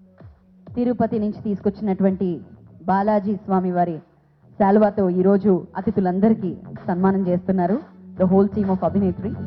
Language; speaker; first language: Telugu; native; Telugu